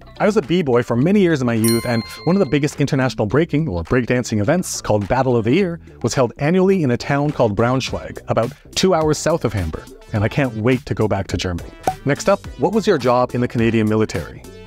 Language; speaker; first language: English; native; English